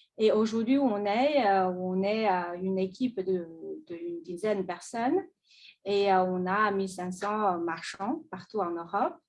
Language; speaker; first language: French; non-native, fluent; Chinese